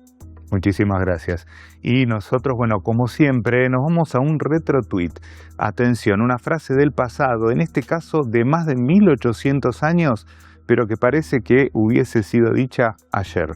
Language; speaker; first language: Spanish; native; Spanish